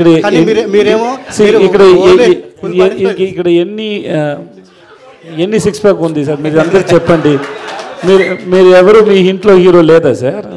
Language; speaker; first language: Telugu; non-native, learner; Tamil